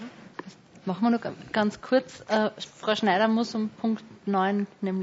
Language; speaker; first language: German; native; German